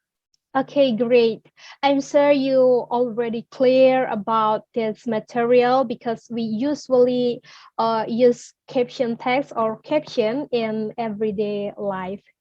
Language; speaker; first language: English; non-native, learner; Indonesian